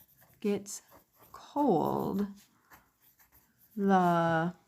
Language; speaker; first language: English; native; English